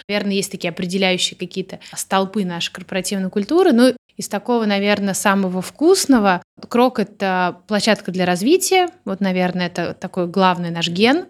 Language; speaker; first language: Russian; native; Russian